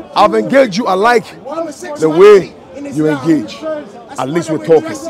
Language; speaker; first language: English; non-native, local second language; Ga